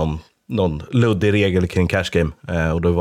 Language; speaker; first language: Swedish; native; Swedish